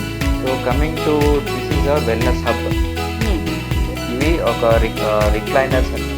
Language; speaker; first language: Telugu; native; Telugu